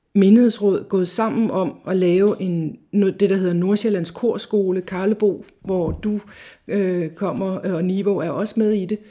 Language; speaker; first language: Danish; native; Danish